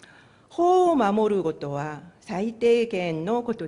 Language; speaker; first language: Japanese; non-native, fluent; Korean